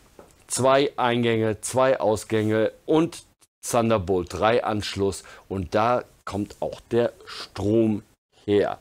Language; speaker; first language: German; native; German